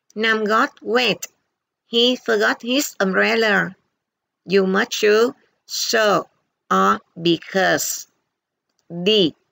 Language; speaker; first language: English; non-native, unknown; Vietnamese